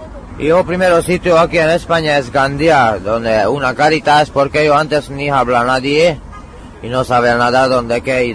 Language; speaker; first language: Spanish; non-native, learner; Hungarian